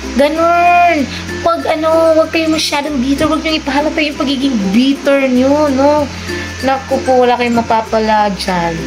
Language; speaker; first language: Filipino; non-native, local second language; Cebuano